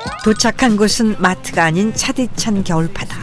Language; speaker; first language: Korean; native; Korean